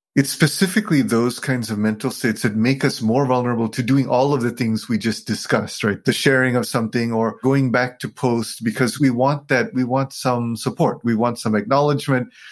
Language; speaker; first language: English; non-native, local second language; Sinhala